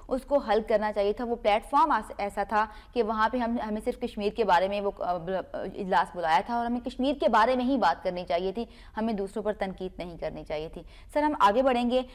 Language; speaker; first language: Urdu; native; Urdu